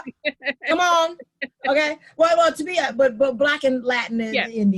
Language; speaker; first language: English; native; English